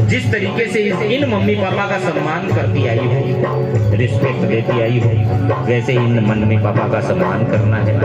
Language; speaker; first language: Hindi; native; Hindi